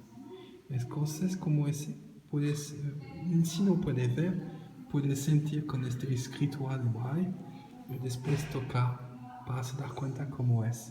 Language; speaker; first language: Spanish; non-native, learner; French